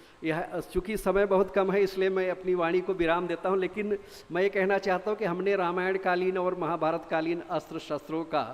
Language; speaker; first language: Hindi; native; Hindi